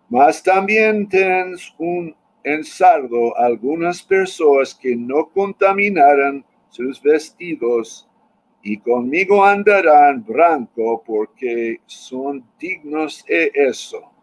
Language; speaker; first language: Spanish; non-native, fluent; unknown